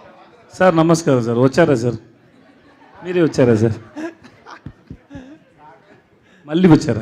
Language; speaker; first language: Telugu; non-native, learner; Tamil